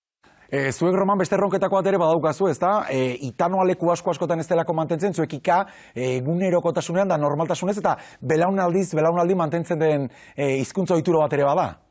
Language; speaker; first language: Basque; native; Basque